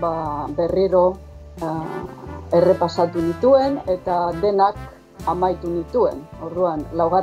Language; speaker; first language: Basque; non-native, fluent; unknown